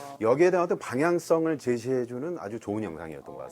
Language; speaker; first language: Korean; native; Korean